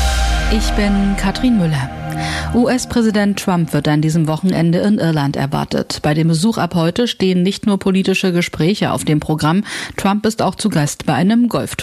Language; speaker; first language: German; native; German